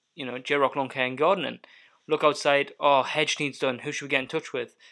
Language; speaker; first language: English; native; English